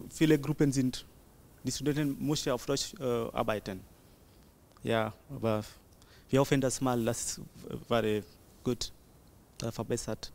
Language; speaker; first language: German; non-native, learner; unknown